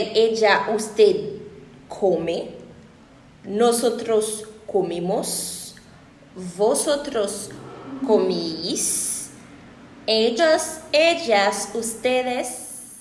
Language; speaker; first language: Spanish; non-native, learner; Haitian Creole